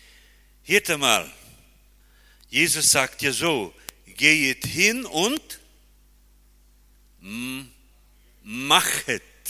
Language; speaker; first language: German; early bilingual, heritage; German